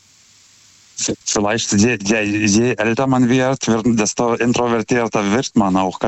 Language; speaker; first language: German; non-native, fluent; Lithuanian